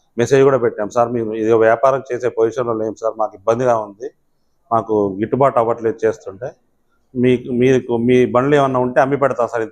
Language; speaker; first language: Telugu; native; Telugu